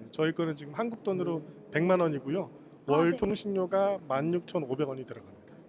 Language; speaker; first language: Korean; native; Korean